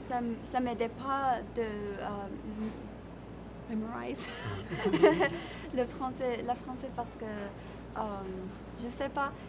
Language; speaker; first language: French; non-native, learner; Arabic